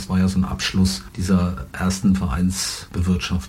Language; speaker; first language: German; native; German